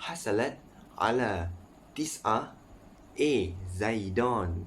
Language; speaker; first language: Arabic; non-native, learner; Malay